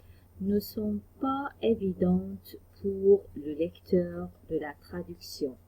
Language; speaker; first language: French; non-native, fluent; Arabic